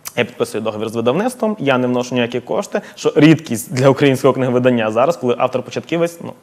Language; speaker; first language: Ukrainian; native; Ukrainian